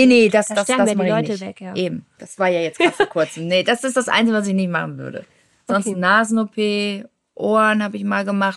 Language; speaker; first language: German; native; German